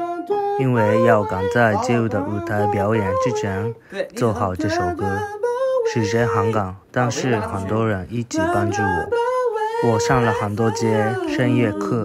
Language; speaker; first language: Chinese; non-native, fluent; Japanese